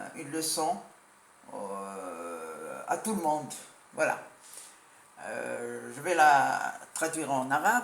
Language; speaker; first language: French; non-native, local second language; Arabic